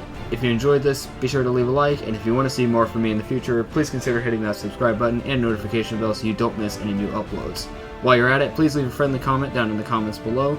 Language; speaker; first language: English; native; English